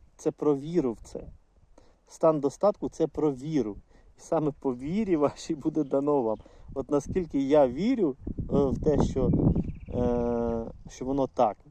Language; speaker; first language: Ukrainian; non-native, local second language; Russian